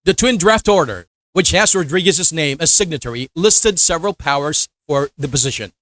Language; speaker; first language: English; non-native, local second language; Filipino